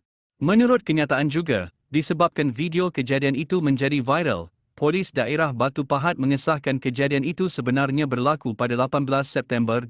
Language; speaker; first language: Malay; native; Malay